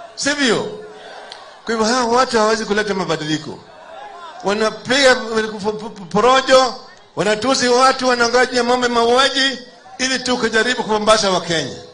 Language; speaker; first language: Swahili; non-native, local second language; Luo (Kenya and Tanzania)